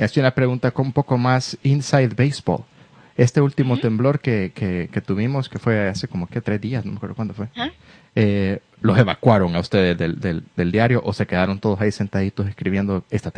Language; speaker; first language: Spanish; native; Spanish